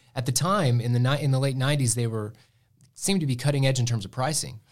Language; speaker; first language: English; native; English